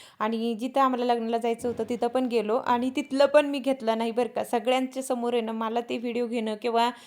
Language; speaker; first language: Marathi; non-native, local second language; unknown